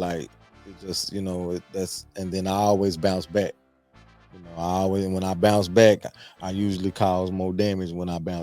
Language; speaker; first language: English; native; English